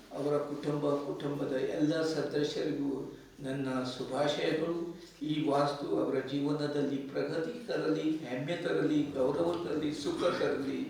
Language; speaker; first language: Kannada; non-native, local second language; Konkani